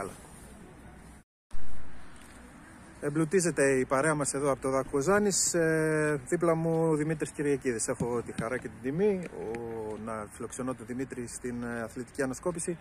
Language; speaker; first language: Greek; native; Greek